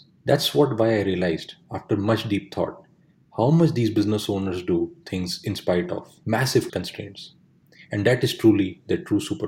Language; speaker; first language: English; non-native, local second language; Hindi